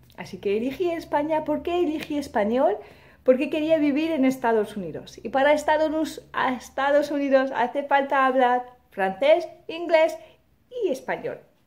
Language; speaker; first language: Spanish; non-native, fluent; French